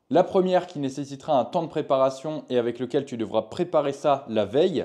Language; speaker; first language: French; native; French